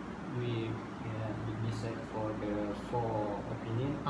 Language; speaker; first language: English; non-native, learner; Malay